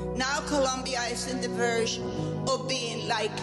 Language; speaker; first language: English; non-native, fluent; Spanish